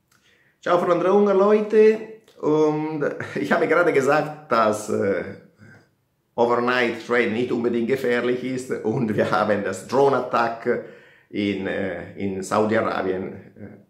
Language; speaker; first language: German; non-native, fluent; Italian